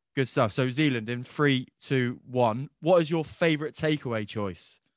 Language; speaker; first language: English; native; English